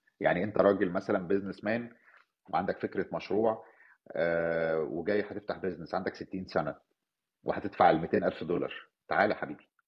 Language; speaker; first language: Arabic; native; Arabic